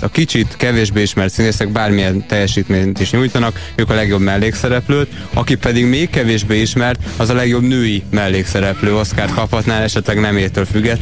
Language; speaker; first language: Hungarian; native; Hungarian